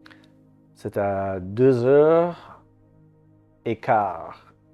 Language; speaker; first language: French; non-native, learner; English